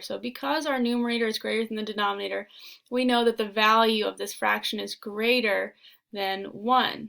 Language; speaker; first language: English; native; English